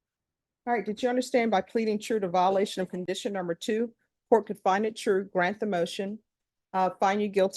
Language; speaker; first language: English; native; English